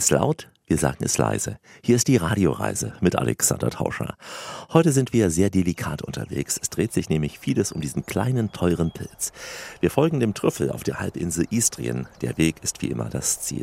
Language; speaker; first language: German; native; German